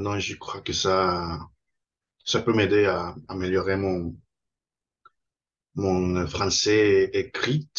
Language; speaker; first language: French; non-native, fluent; Spanish